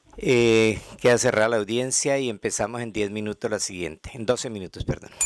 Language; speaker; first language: Spanish; native; Spanish